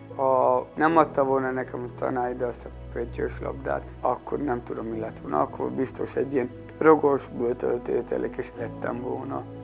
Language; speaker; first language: Hungarian; native; Hungarian